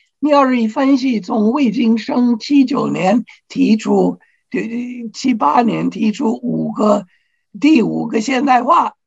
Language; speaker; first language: Chinese; non-native, fluent; English